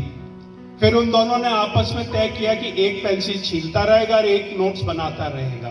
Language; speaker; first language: Hindi; native; Hindi